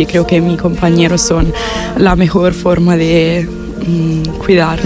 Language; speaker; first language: Spanish; non-native, fluent; Italian